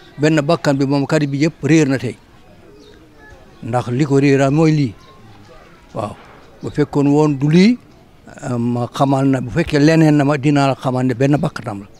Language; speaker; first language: Wolof; native; Wolof